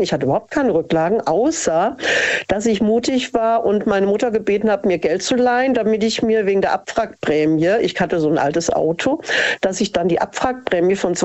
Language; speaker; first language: German; native; German